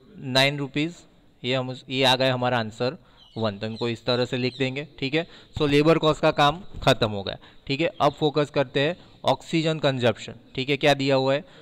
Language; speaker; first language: Hindi; non-native, local second language; Gujarati